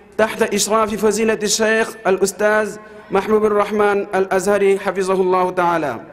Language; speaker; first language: Arabic; non-native, fluent; Bangla